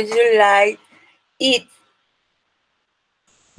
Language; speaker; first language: English; non-native, learner; Spanish